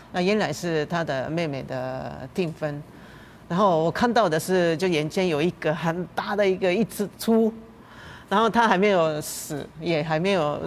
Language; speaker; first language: Chinese; non-native, fluent; Japanese